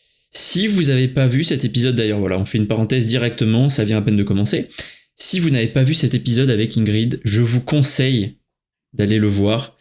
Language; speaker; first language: French; native; French